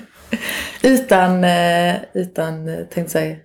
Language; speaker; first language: Swedish; native; Swedish